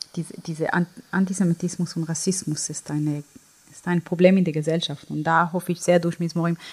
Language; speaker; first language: German; non-native, fluent; Hebrew